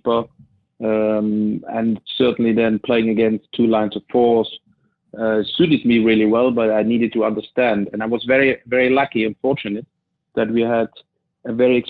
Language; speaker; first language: English; non-native, fluent; German